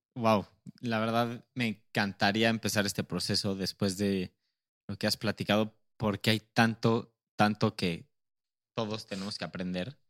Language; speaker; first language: Spanish; native; Spanish